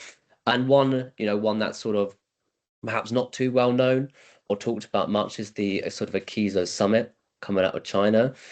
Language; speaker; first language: English; native; English